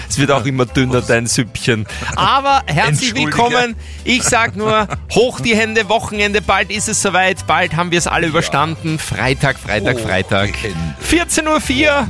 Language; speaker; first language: German; native; German